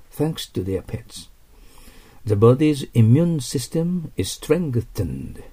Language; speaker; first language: English; non-native, fluent; Japanese